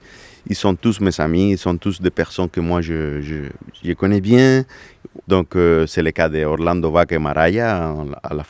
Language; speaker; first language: French; non-native, fluent; Spanish